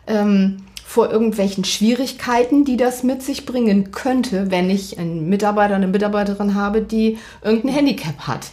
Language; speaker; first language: German; native; German